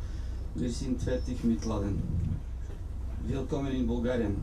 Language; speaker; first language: German; non-native, learner; Bulgarian